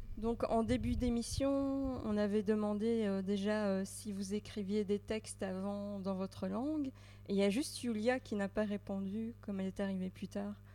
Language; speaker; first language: French; native; French